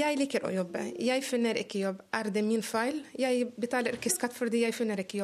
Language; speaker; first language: Norwegian; non-native, learner; Arabic